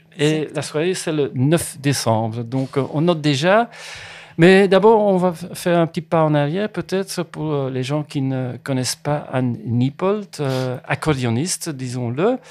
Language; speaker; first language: French; native; French